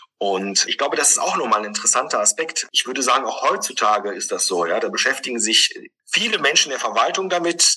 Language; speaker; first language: German; early bilingual, other home language; Greek